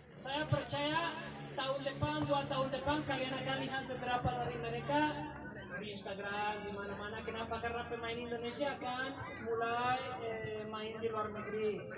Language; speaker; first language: Indonesian; non-native, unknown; Spanish